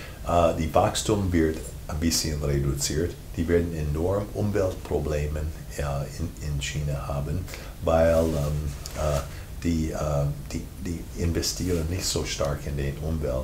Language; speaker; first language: German; non-native, fluent; English